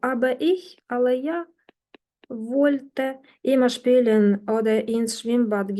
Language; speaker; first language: German; non-native, fluent; Ukrainian